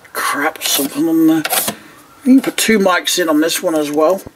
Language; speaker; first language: English; native; English